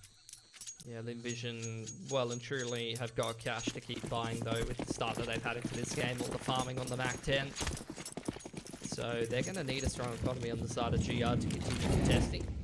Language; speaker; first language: English; native; English